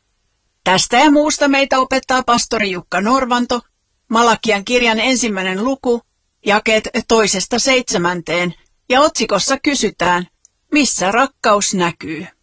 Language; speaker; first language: Finnish; native; Finnish